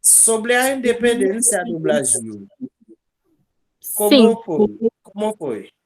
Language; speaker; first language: Portuguese; non-native, local second language; Haitian Creole